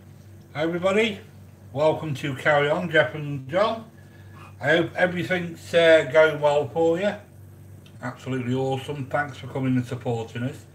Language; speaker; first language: English; native; English